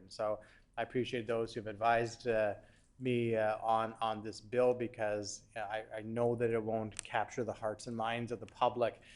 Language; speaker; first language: English; native; English